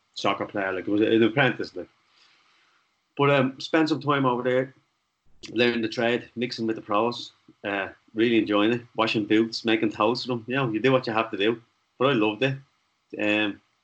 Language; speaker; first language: English; native; English